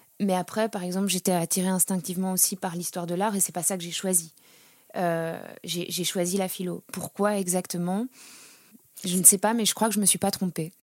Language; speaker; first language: French; native; French